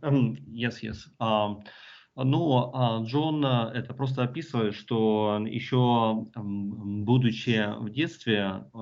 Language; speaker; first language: Russian; native; Russian